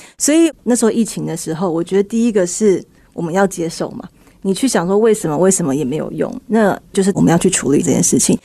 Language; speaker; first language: Chinese; early bilingual, heritage; Chinese